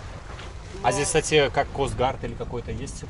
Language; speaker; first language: Russian; native; Russian